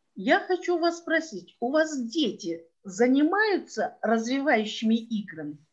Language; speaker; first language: Russian; non-native, local second language; Kyrgyz